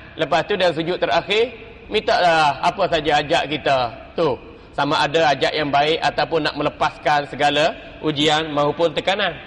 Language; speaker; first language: Malay; native; Malay